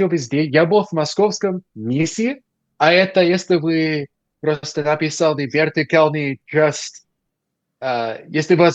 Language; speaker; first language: Russian; non-native, learner; English